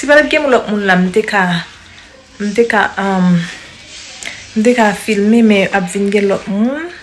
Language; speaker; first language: French; non-native, learner; Haitian Creole